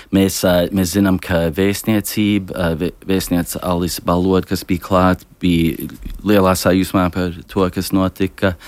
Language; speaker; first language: Latvian; early bilingual, heritage; Latvian